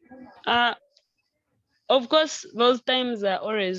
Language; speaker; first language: English; non-native, local second language; Nyankole